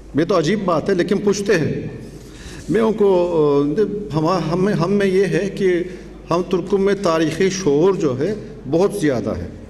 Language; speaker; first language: Urdu; non-native, fluent; Turkish